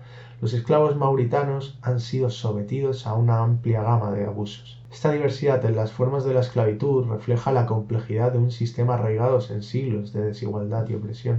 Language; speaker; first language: Spanish; native; Spanish